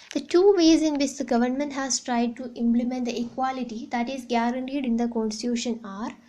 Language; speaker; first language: English; non-native, local second language; Malayalam